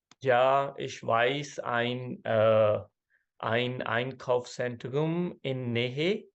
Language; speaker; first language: German; non-native, learner; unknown